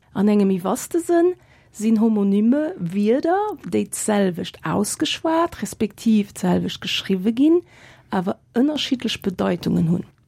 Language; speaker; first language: Luxembourgish; native; Luxembourgish